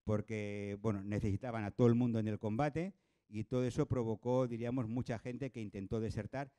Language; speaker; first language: Spanish; non-native, local second language; Catalan